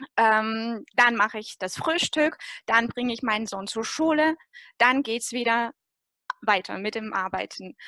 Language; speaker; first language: German; non-native, fluent; Russian